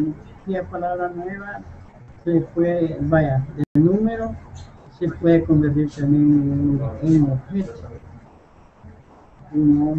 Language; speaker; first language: Spanish; non-native, local second language; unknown